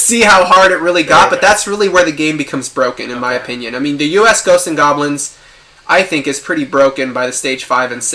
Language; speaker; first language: English; native; English